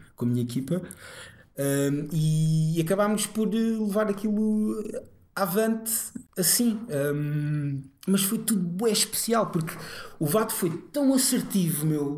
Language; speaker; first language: Portuguese; early bilingual, other home language; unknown